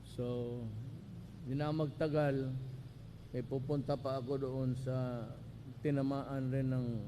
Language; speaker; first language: Filipino; non-native, local second language; Cebuano